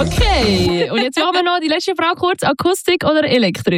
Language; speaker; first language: German; native; German